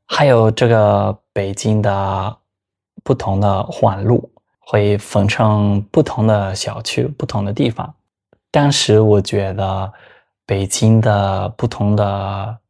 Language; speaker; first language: Chinese; non-native, fluent; Spanish